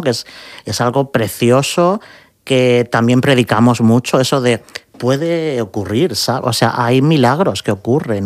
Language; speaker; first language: Spanish; native; Spanish